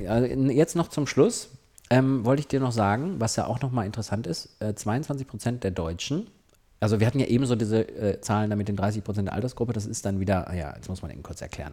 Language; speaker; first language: German; native; German